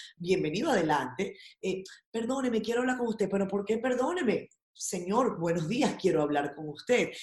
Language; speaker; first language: Spanish; native; Spanish